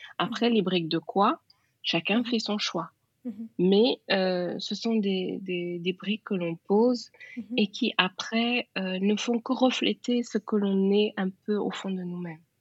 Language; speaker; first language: French; non-native, local second language; Wolof